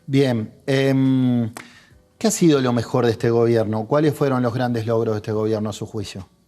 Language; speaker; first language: Spanish; native; Spanish